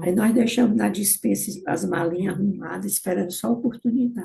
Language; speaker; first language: Portuguese; native; Portuguese